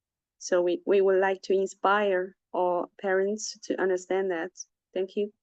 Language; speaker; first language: English; non-native, fluent; Chinese